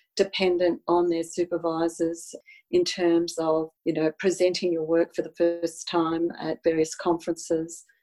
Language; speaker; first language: English; non-native, local second language; Italian